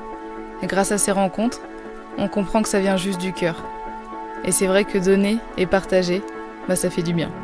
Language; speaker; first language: French; native; French